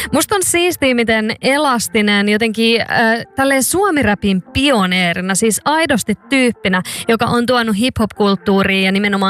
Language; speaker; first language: Finnish; native; Finnish